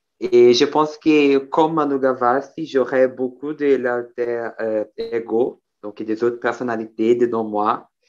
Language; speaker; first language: French; non-native, learner; Portuguese